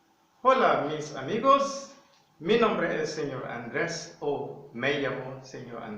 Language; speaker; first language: Spanish; non-native, fluent; English